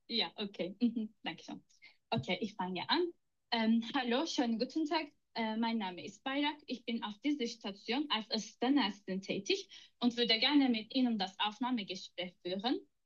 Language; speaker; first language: German; non-native, learner; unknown